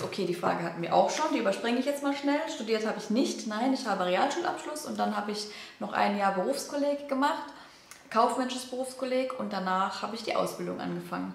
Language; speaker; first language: German; native; German